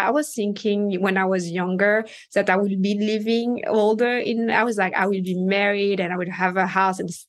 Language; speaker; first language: English; non-native, fluent; French